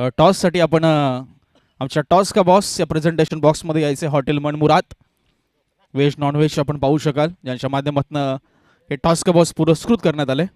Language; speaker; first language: Marathi; native; Marathi